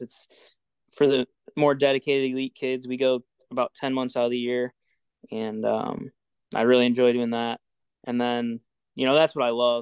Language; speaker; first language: English; native; English